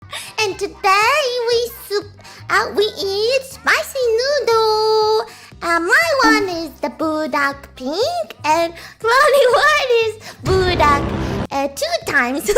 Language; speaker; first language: English; non-native, learner; Japanese